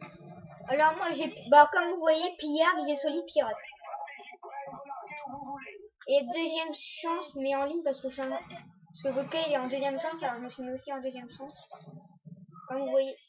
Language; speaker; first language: French; native; French